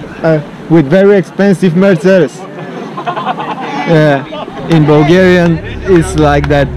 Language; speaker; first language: English; non-native, learner; Bulgarian